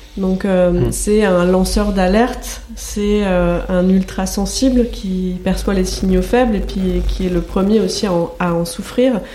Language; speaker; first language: French; native; French